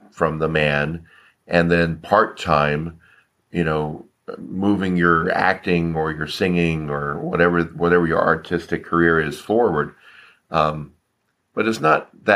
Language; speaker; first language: English; native; English